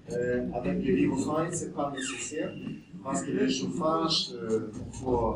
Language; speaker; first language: French; non-native, learner; German